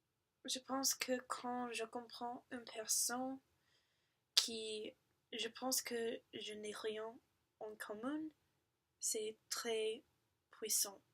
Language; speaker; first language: French; non-native, learner; English